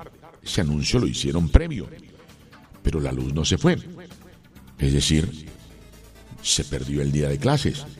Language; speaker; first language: Spanish; native; Spanish